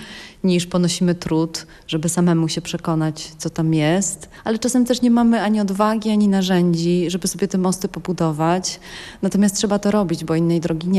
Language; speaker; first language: Polish; native; Polish